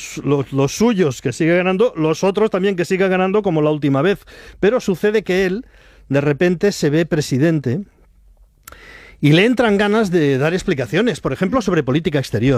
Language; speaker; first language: Spanish; native; Spanish